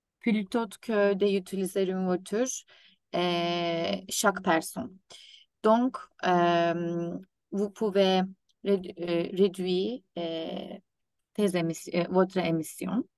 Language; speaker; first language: French; non-native, learner; Turkish